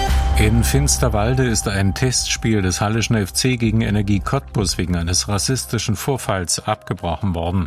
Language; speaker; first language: German; native; German